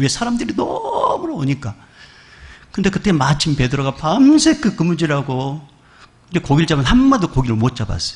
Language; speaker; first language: Korean; native; Korean